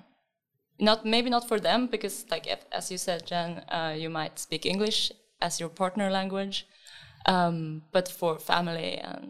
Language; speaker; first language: English; non-native, fluent; Swedish